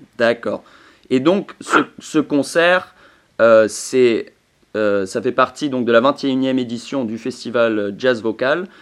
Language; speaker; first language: French; native; French